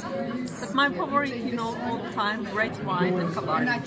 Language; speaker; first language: English; non-native, learner; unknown